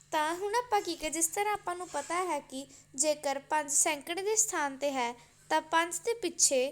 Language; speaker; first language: Hindi; non-native, local second language; Punjabi